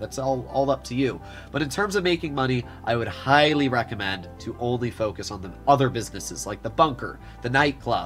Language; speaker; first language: English; native; English